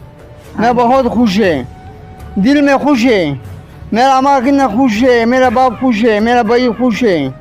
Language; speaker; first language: Hindi; non-native, local second language; Pashto